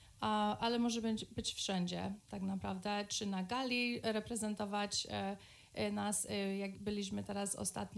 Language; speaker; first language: Polish; early bilingual, other home language; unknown